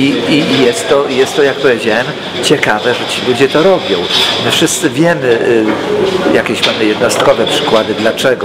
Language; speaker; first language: Polish; native; Polish